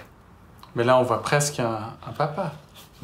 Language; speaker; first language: French; native; French